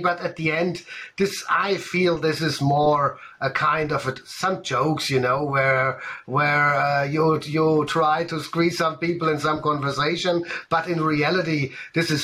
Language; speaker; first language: English; non-native, fluent; German